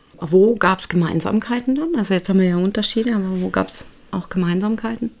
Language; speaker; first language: German; native; German